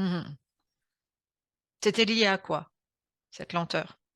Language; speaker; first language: French; native; French